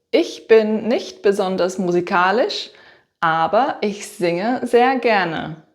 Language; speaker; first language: German; non-native, fluent; English